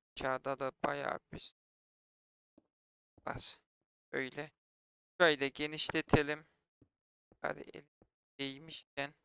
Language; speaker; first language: Turkish; native; Turkish